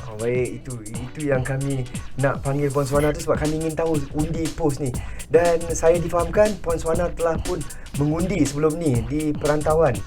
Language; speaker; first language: Malay; native; Malay